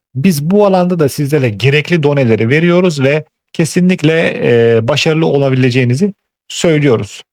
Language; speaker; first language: Turkish; native; Turkish